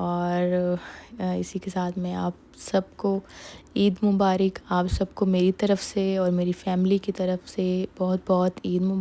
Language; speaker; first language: Urdu; native; Urdu